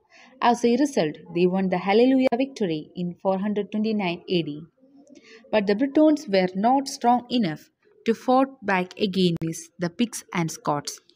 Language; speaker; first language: English; non-native, local second language; Malayalam